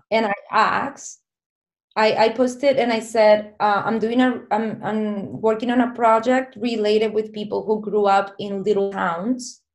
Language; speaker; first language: English; non-native, fluent; Spanish